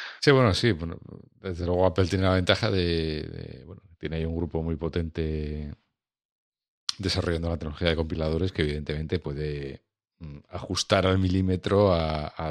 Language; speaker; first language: Spanish; native; Spanish